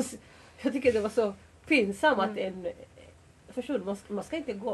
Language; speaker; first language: Swedish; non-native, fluent; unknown